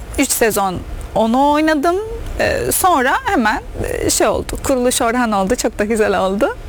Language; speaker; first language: Turkish; non-native, fluent; Arabic